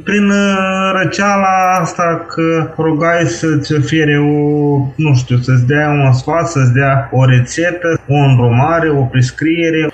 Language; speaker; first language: Romanian; native; Romanian